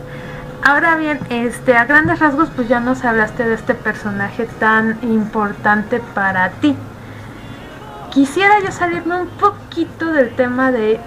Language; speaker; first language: Spanish; native; Spanish